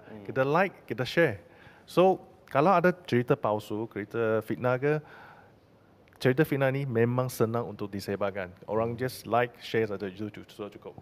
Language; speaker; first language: Malay; non-native, local second language; Chinese